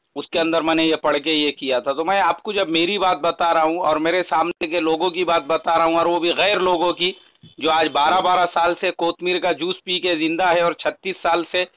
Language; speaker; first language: Hindi; non-native, local second language; Urdu